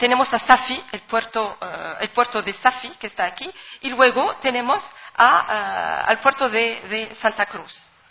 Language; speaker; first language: Spanish; non-native, learner; Arabic